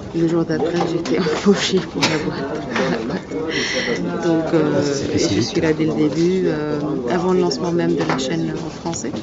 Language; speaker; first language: French; non-native, fluent; Arabic